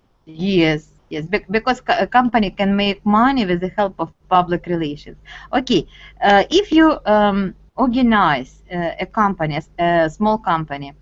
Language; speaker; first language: English; non-native, fluent; Russian